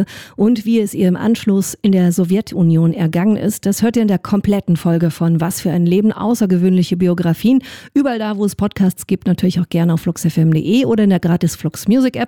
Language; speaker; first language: German; native; German